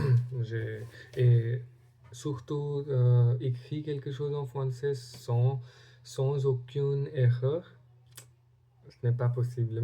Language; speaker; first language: French; non-native, learner; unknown